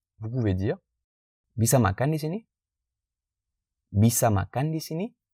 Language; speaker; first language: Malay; non-native, fluent; French